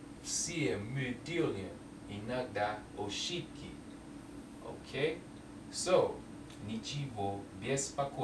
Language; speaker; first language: Russian; non-native, learner; English